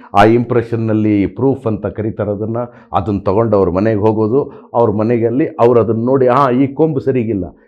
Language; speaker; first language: Kannada; native; Kannada